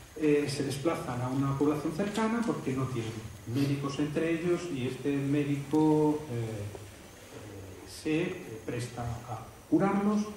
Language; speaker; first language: Spanish; native; Spanish